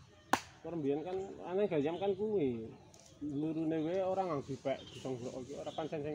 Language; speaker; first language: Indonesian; non-native, local second language; Javanese